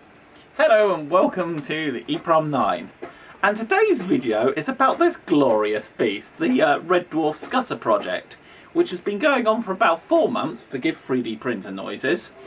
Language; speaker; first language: English; native; English